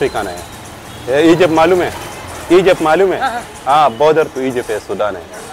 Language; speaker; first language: Hindi; non-native, learner; Arabic